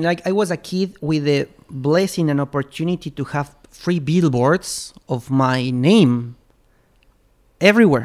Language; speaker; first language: English; non-native, fluent; Spanish